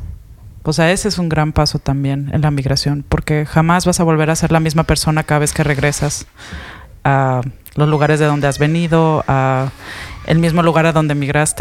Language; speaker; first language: Spanish; native; Spanish